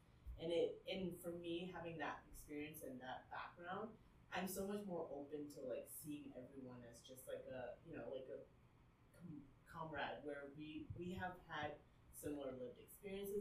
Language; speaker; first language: English; early bilingual, other home language; Vietnamese